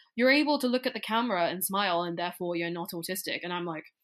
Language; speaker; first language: English; non-native, local second language; Cantonese